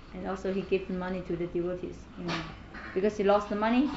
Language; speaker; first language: English; non-native, learner; Chinese